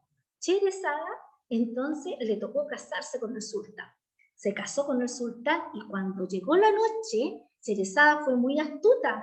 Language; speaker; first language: Spanish; native; Spanish